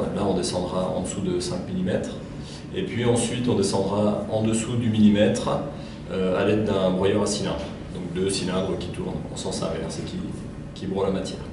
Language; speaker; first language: French; native; French